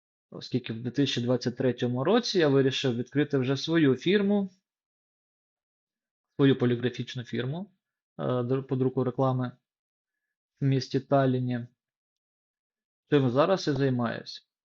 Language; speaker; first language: Ukrainian; non-native, local second language; Russian